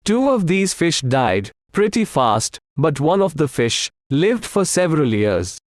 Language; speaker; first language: English; non-native, local second language; Hindi